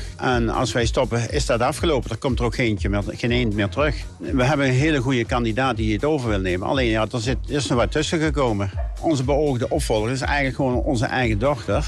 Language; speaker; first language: Dutch; native; Dutch